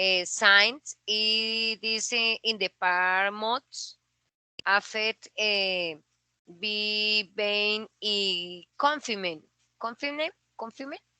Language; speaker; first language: English; non-native, learner; Spanish